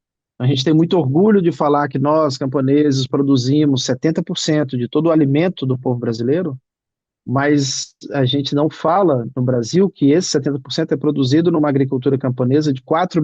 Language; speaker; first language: Portuguese; native; Portuguese